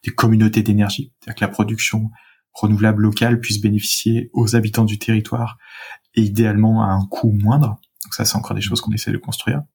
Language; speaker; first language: French; native; French